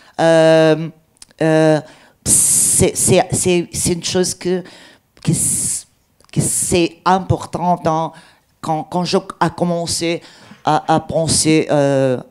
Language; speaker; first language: French; non-native, learner; Portuguese